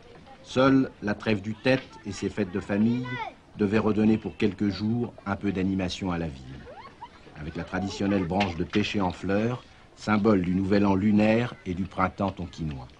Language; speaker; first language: French; native; French